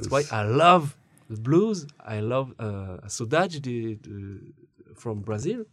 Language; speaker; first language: English; non-native, learner; French